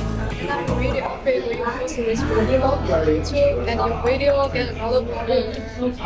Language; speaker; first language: English; non-native, learner; Chinese